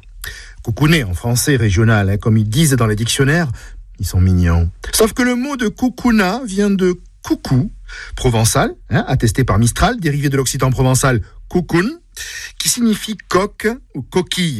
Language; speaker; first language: French; native; French